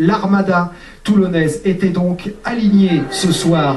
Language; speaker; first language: French; native; French